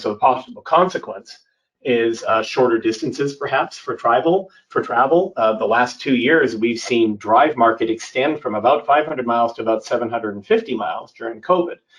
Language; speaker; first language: English; native; English